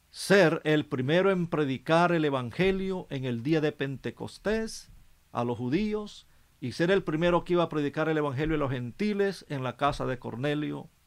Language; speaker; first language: Spanish; native; Spanish